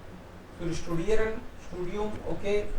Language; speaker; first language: German; non-native, fluent; Hindi